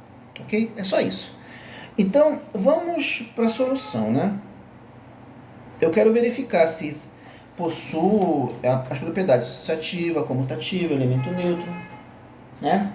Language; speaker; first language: Portuguese; native; Portuguese